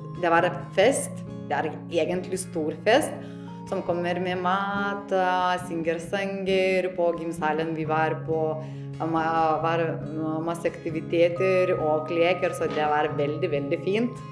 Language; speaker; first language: Norwegian; non-native, learner; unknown